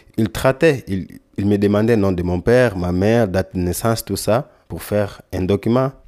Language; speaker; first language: French; non-native, learner; Lingala